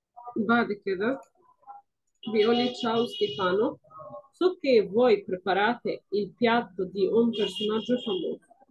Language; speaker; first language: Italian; non-native, fluent; Arabic